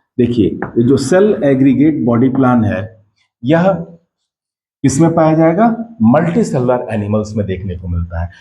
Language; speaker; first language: Hindi; native; Hindi